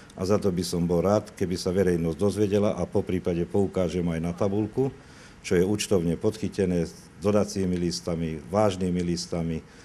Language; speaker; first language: Slovak; native; Slovak